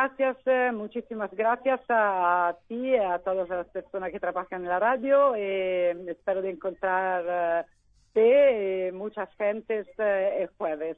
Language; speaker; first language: Spanish; non-native, learner; Italian